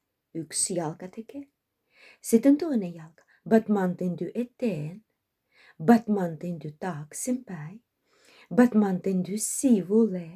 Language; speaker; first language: Finnish; non-native, learner; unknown